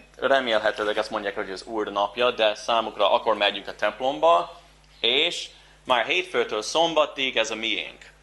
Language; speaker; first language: Hungarian; non-native, fluent; English